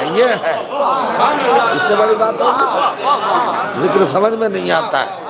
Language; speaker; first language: Urdu; native; Urdu